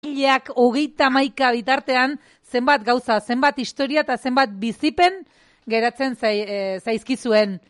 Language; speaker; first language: Basque; native; Basque